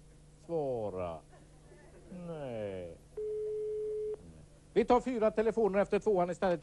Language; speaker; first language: Swedish; native; Swedish